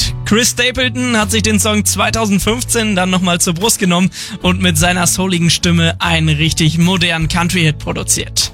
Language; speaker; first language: German; native; German